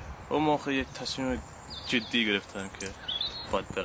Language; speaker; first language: Persian; non-native, fluent; English